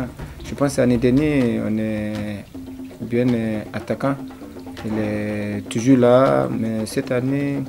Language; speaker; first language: French; non-native, learner; English